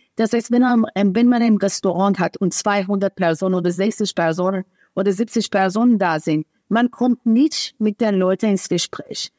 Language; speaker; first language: German; non-native, fluent; Persian